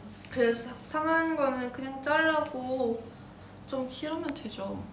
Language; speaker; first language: Korean; non-native, learner; Thai